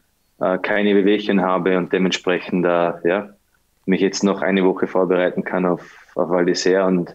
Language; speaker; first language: German; native; German